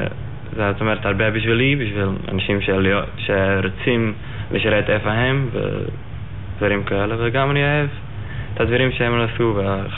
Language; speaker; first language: Hebrew; non-native, learner; Yiddish